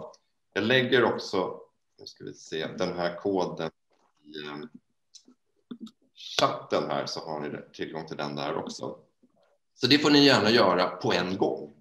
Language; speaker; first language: Swedish; native; Swedish